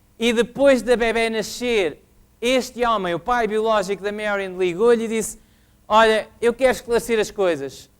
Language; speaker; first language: Portuguese; native; Portuguese